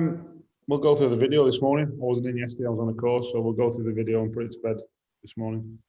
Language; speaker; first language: English; native; English